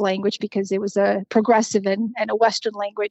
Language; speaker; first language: English; non-native, fluent; Romanian